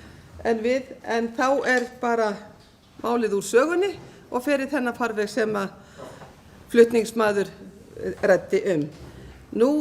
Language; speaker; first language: Icelandic; native; Icelandic